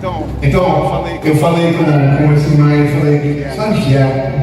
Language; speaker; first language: Portuguese; non-native, fluent; English